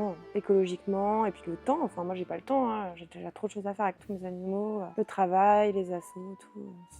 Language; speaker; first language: French; native; French